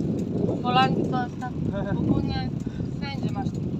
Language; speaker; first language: Polish; non-native, learner; Croatian